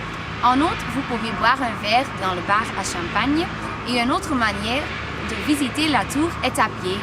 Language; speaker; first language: French; non-native, learner; Dutch